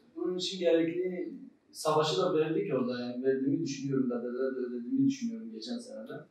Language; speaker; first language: Turkish; non-native, local second language; Zaza